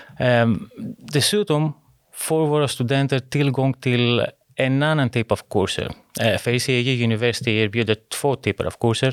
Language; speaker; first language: Swedish; non-native, fluent; Greek